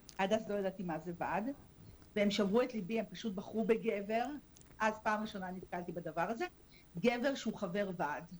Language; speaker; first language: Hebrew; early bilingual, other home language; Russian